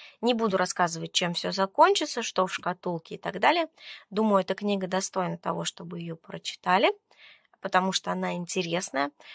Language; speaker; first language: Russian; native; Russian